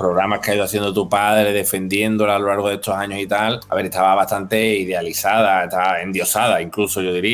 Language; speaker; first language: Spanish; native; Spanish